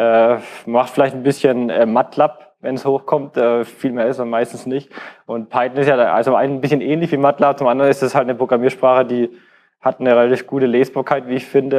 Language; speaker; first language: German; native; German